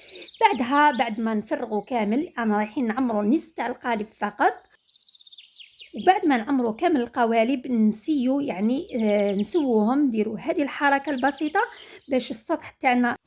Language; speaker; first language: Arabic; native; Arabic